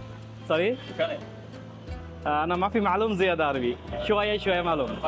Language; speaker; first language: Arabic; non-native, learner; Bangla